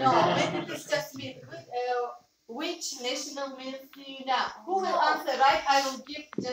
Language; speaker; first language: English; non-native, learner; Azerbaijani